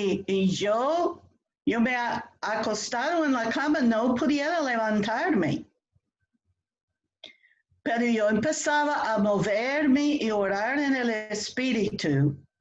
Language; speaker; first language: Spanish; non-native, fluent; English